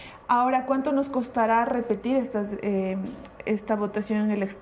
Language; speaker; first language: Spanish; native; Spanish